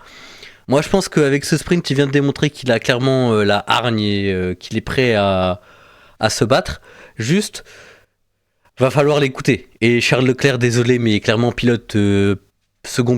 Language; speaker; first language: French; native; French